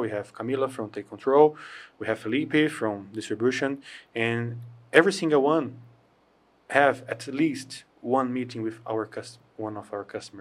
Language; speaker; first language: English; non-native, fluent; Portuguese